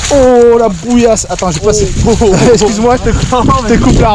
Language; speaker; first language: French; native; French